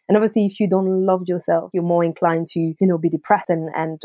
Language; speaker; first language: English; non-native, fluent; French